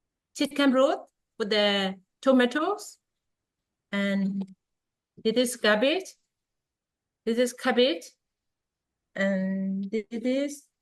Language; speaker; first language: English; non-native, learner; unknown